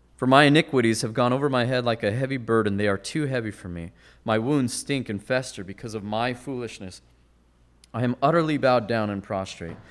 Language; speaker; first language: English; native; English